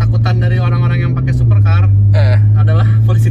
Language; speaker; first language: Indonesian; native; Indonesian